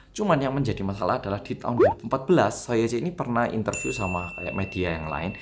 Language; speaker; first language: Indonesian; non-native, fluent; Korean